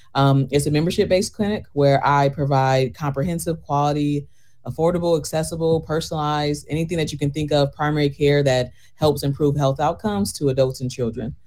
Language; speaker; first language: English; native; English